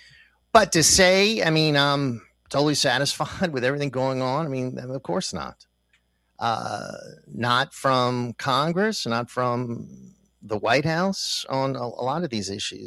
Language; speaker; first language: English; native; English